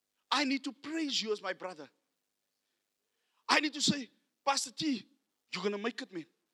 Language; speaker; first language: English; non-native, local second language; Afrikaans